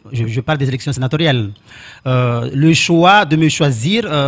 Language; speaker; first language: French; non-native, local second language; Comorian